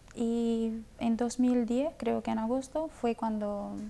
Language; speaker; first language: Spanish; non-native, fluent; Romanian